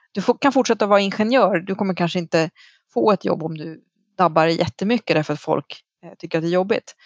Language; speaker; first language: Swedish; native; Swedish